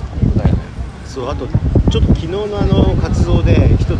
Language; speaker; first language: Japanese; native; Japanese